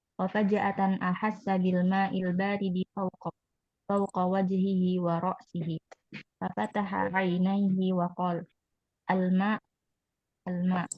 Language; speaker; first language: Arabic; non-native, learner; Indonesian